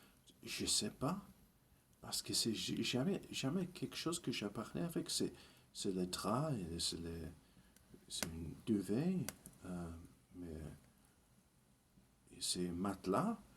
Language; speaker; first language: French; early bilingual, heritage; English